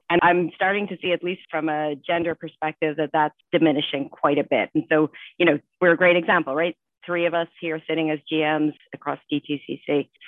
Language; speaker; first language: English; native; English